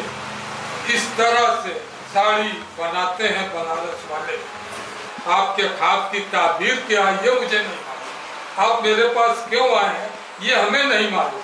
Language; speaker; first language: Hindi; native; Hindi